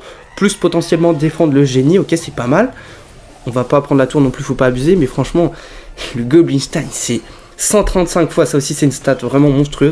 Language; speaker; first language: French; native; French